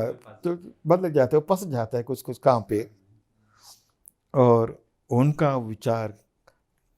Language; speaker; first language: Hindi; non-native, fluent; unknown